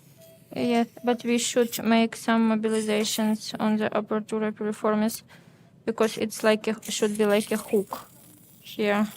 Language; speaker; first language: English; non-native, learner; Ukrainian